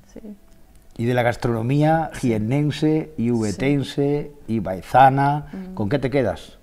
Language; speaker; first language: Spanish; native; Spanish